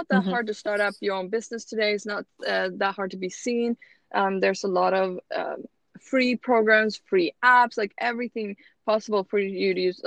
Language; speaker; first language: English; non-native, fluent; Swedish